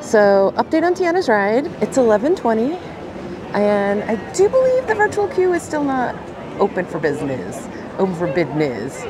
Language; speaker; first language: English; native; English